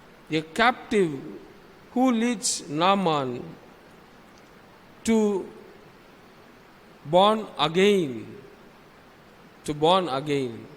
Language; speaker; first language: English; non-native, local second language; Tamil